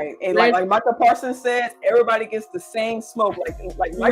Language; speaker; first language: English; native; English